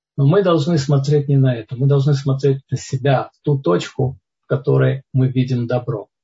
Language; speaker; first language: Russian; native; Russian